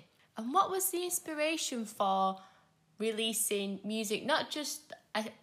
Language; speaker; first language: English; native; English